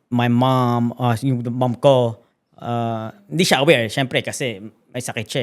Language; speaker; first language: Filipino; early bilingual, heritage; Filipino